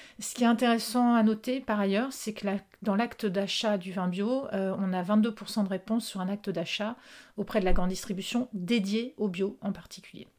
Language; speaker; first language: French; native; French